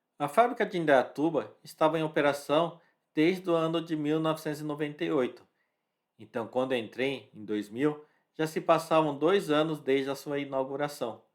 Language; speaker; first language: Portuguese; early bilingual, other home language; Japanese